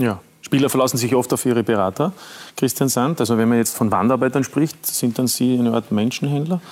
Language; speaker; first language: German; native; German